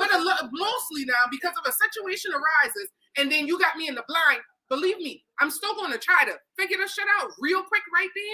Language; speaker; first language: English; native; English